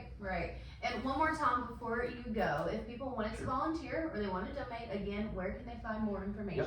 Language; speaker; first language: English; native; English